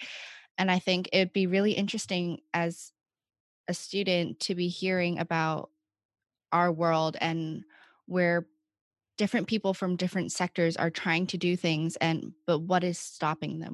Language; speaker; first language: English; non-native, local second language; Cantonese